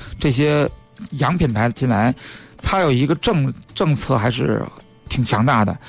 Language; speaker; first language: Chinese; native; Chinese